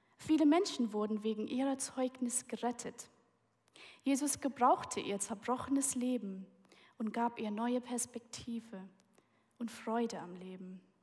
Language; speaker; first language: German; early bilingual, heritage; German